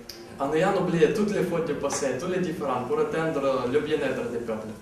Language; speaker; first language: French; non-native, fluent; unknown